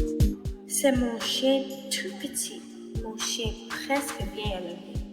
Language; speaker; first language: French; non-native, local second language; English